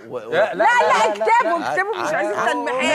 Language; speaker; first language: Arabic; native; Arabic